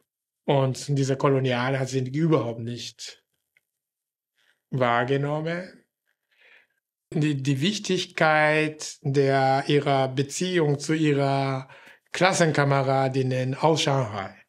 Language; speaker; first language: German; non-native, fluent; Japanese